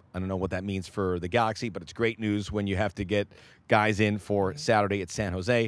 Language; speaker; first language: English; native; English